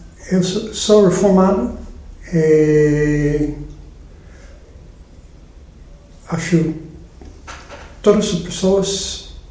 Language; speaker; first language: Portuguese; non-native, learner; English